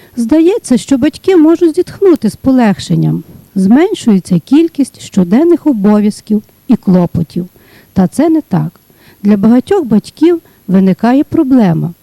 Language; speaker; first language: Ukrainian; native; Ukrainian